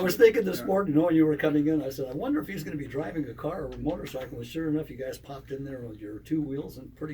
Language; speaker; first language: English; native; English